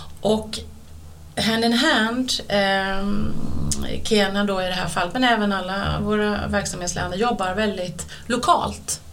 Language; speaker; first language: Swedish; native; Swedish